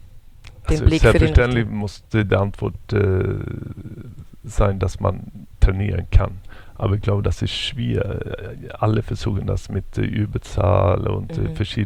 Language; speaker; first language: German; non-native, fluent; Swedish